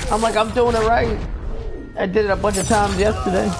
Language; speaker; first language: English; native; English